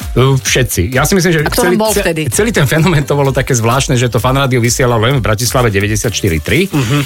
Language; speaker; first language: Slovak; native; Slovak